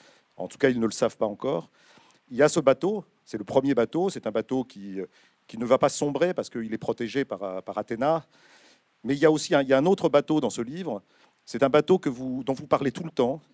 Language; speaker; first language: French; native; French